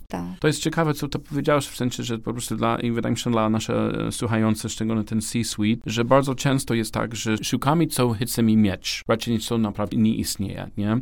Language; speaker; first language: Polish; non-native, learner; English